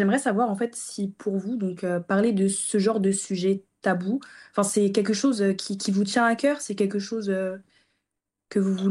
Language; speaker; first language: French; early bilingual, other home language; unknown